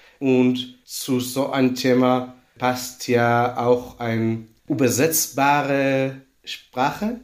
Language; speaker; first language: German; non-native, fluent; Hebrew